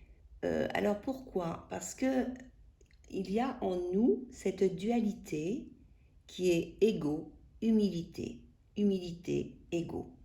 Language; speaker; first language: French; native; French